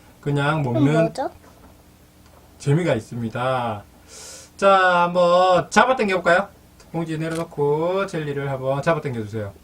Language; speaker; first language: Korean; native; Korean